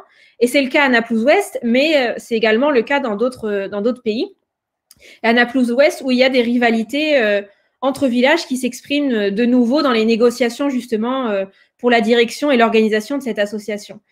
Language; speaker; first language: French; native; French